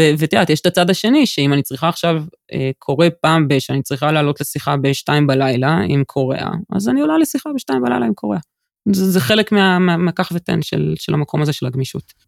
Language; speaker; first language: Hebrew; native; Hebrew